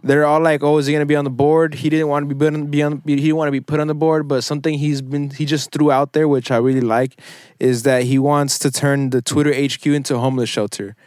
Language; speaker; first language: English; early bilingual, other home language; Spanish